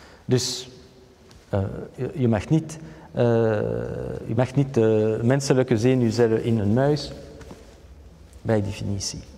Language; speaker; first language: Dutch; non-native, fluent; French